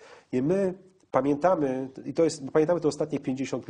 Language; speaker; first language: Polish; native; Polish